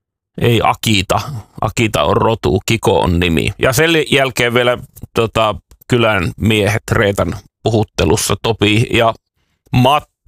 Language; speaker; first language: Finnish; native; Finnish